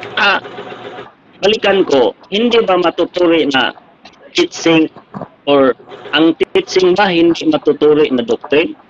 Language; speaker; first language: Filipino; non-native, local second language; Cebuano